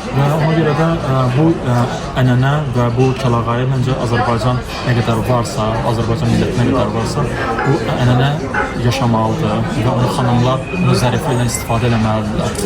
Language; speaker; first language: Azerbaijani; native; Azerbaijani